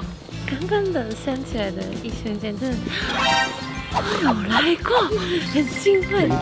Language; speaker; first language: Chinese; non-native, fluent; Japanese